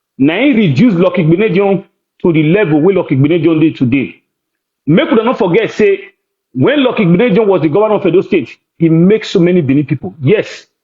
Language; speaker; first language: Nigerian Pidgin; non-native, local second language; Bini